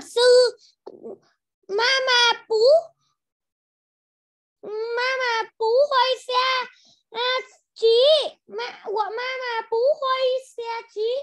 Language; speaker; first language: Chinese; non-native, learner; Vietnamese